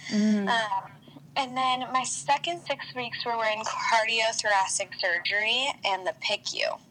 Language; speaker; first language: English; native; English